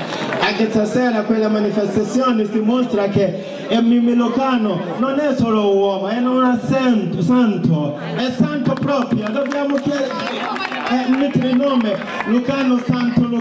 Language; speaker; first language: Italian; non-native, learner; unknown